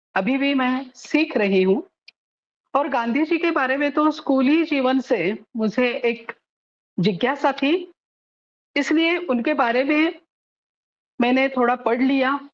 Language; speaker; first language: Hindi; non-native, local second language; Marathi